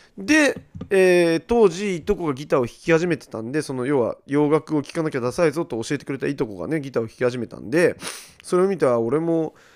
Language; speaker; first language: Japanese; native; Japanese